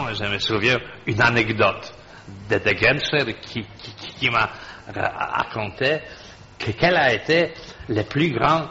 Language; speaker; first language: French; non-native, fluent; Polish